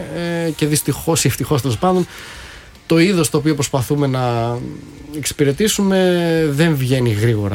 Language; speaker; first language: Greek; native; Greek